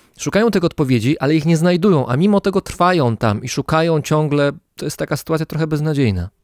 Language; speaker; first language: Polish; native; Polish